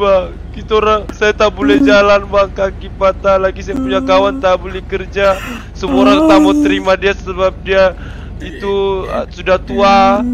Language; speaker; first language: Malay; native; Malay